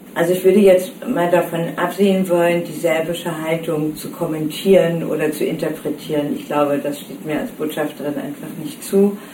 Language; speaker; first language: German; native; German